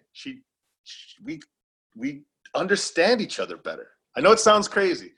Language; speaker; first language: English; native; English